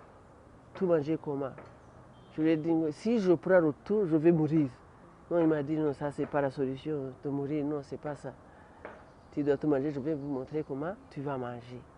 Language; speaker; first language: French; non-native, local second language; Kinyarwanda